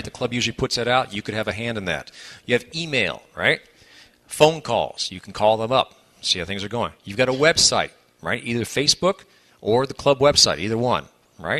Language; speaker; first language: English; native; English